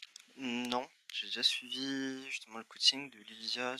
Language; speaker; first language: French; native; French